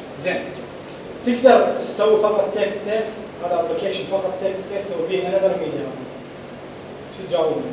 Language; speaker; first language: Arabic; native; Arabic